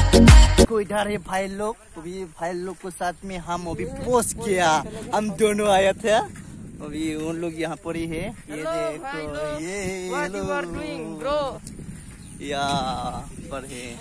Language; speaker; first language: Hindi; non-native, local second language; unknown